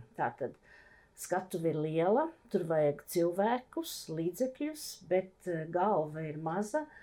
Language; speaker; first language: Latvian; early bilingual, heritage; Latvian